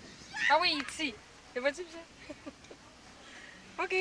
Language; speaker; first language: French; native; French